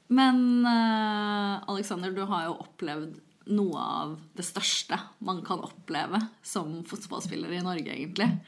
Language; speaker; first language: Norwegian; native; Norwegian